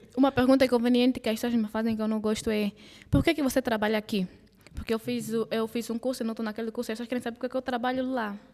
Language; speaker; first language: Portuguese; native; Portuguese